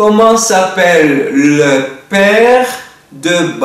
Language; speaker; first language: French; non-native, fluent; Spanish